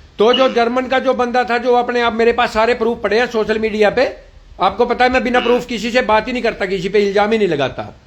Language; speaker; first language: Hindi; native; Hindi